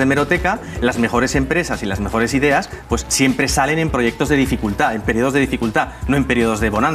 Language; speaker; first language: Spanish; native; Spanish